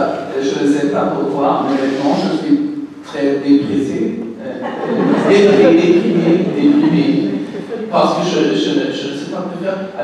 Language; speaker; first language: French; non-native, learner; German